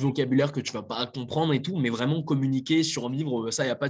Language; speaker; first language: French; native; French